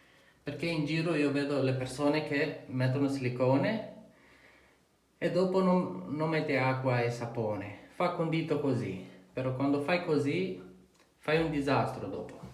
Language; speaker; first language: Italian; non-native, fluent; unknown